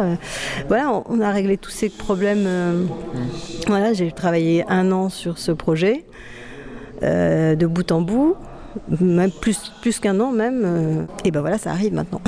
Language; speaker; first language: French; native; French